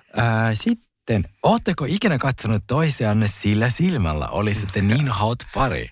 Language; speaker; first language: Finnish; early bilingual, other home language; Russian